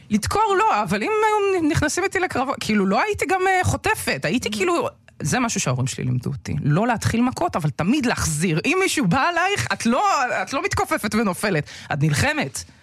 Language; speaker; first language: Hebrew; early bilingual, other home language; Russian